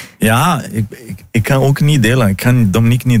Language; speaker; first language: Dutch; non-native, learner; Portuguese